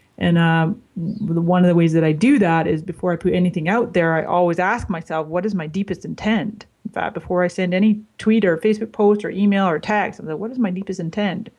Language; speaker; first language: English; native; English